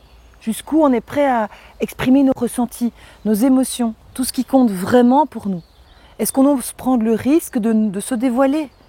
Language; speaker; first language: French; native; French